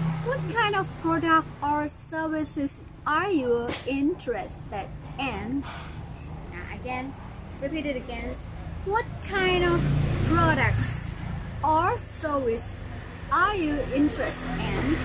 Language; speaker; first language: English; non-native, learner; Thai